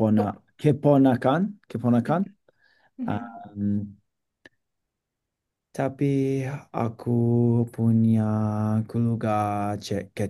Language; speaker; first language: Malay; non-native, learner; English